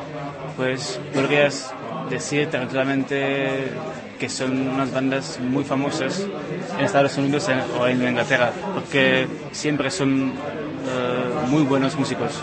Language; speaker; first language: Spanish; non-native, fluent; Czech